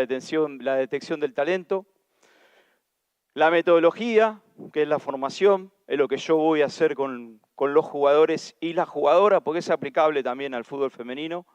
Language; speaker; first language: Spanish; native; Spanish